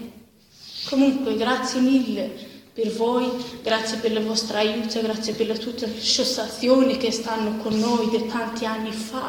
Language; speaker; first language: Italian; non-native, learner; Arabic